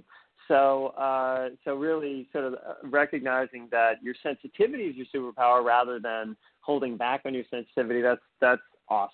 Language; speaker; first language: English; native; English